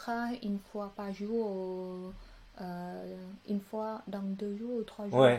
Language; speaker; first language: French; non-native, learner; Khmer